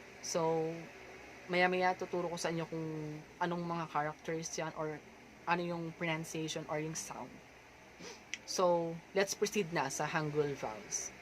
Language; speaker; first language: Filipino; native; Filipino